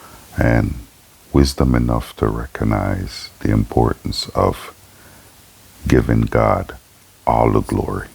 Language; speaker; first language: English; native; English